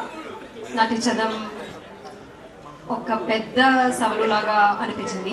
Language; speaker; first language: Telugu; non-native, learner; Malayalam